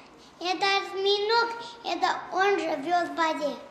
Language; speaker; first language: Russian; early bilingual, heritage; Russian